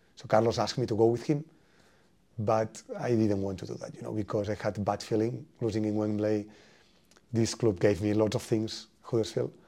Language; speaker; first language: English; non-native, fluent; Spanish